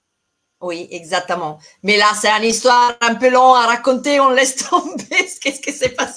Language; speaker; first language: French; non-native, fluent; Italian